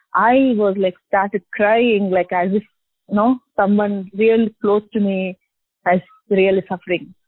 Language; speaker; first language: English; non-native, local second language; Telugu